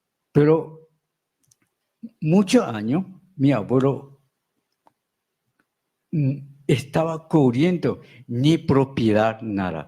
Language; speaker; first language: Spanish; non-native, local second language; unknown